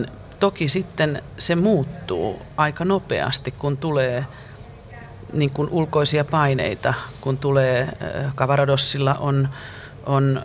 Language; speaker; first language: Finnish; native; Finnish